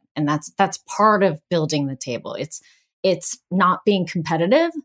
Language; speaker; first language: English; early bilingual, other home language; Bangla